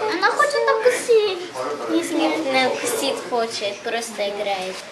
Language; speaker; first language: Russian; early bilingual, heritage; Russian